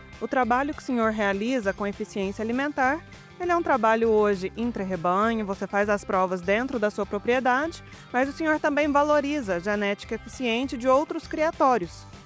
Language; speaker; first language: Portuguese; native; Portuguese